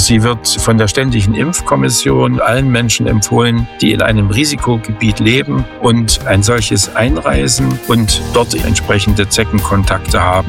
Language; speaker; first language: German; native; German